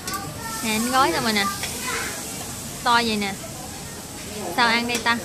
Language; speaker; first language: Vietnamese; native; Vietnamese